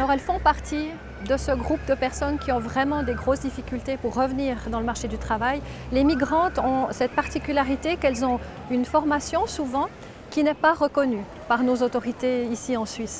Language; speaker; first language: French; native; French